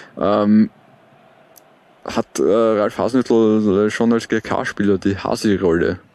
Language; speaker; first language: German; native; German